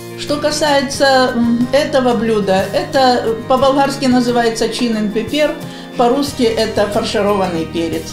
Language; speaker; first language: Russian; non-native, local second language; Bulgarian